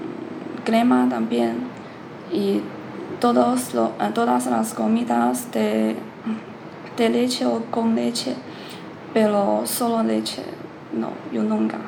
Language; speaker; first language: Spanish; non-native, learner; Chinese